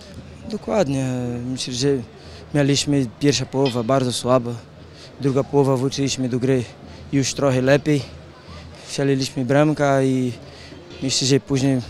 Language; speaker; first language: Polish; non-native, learner; Portuguese